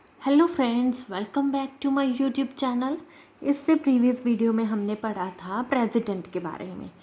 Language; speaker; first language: Hindi; native; Hindi